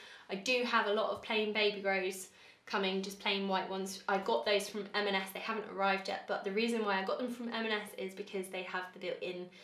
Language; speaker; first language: English; native; English